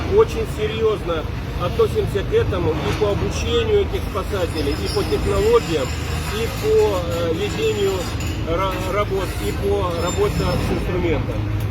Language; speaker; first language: Russian; native; Russian